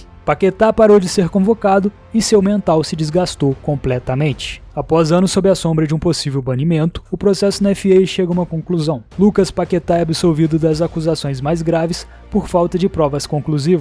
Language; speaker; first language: Portuguese; native; Portuguese